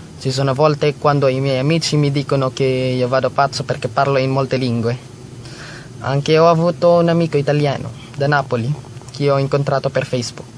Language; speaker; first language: Italian; non-native, learner; Filipino